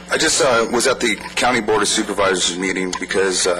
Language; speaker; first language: English; native; English